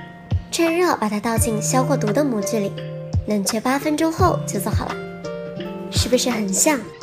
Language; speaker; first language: Chinese; native; Chinese